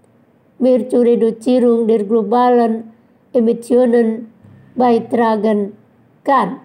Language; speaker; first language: German; non-native, fluent; Indonesian